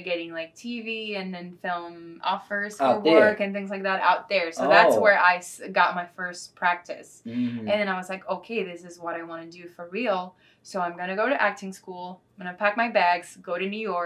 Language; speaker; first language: English; non-native, fluent; Spanish